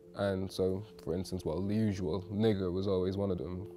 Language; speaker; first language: English; native; English